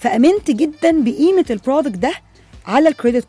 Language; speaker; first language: Arabic; native; Arabic